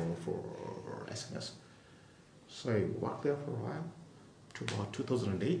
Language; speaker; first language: English; non-native, local second language; Luo (Kenya and Tanzania)